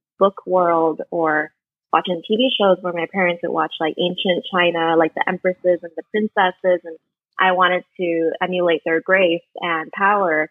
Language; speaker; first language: English; native; English